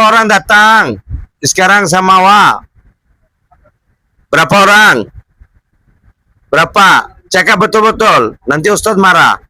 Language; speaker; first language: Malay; non-native, learner; Bangla